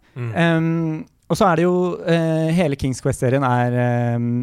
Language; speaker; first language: Norwegian; native; Norwegian